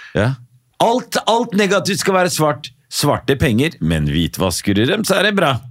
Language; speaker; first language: Norwegian; native; Norwegian